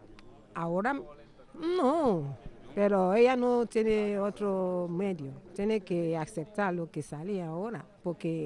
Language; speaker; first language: Spanish; non-native, learner; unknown